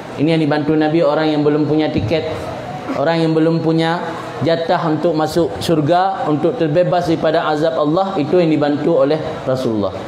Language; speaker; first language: Malay; non-native, local second language; Achinese